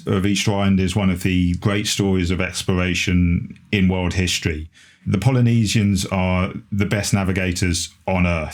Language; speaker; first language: English; native; English